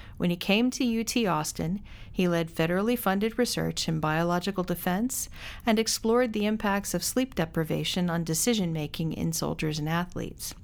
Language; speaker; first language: English; native; English